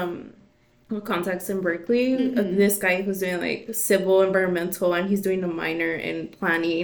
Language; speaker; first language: English; early bilingual, other home language; Spanish